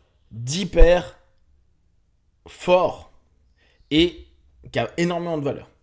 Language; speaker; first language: French; native; French